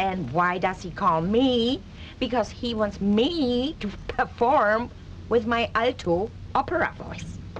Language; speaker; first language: English; non-native, fluent; German